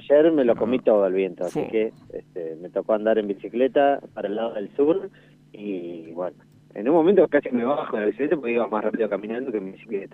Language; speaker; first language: Spanish; native; Spanish